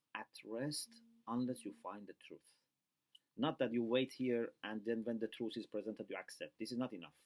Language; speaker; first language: English; non-native, fluent; Persian